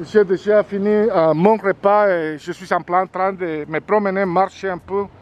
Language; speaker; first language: French; non-native, fluent; Spanish